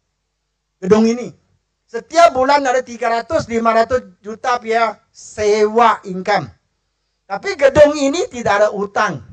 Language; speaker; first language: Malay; non-native, local second language; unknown